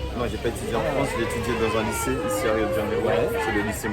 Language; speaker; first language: French; non-native, fluent; Portuguese